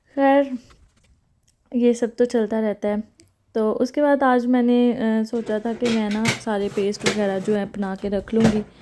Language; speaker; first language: Urdu; native; Urdu